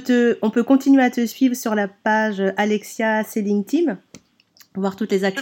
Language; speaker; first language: French; native; French